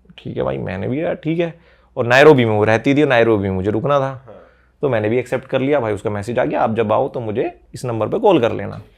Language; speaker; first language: Hindi; native; Hindi